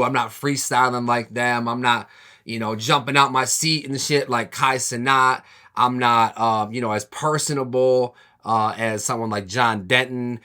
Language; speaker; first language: English; native; English